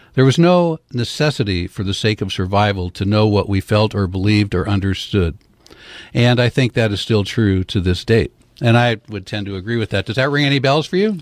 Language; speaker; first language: English; native; English